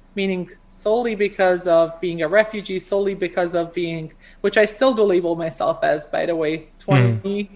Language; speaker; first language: English; early bilingual, other home language; Croatian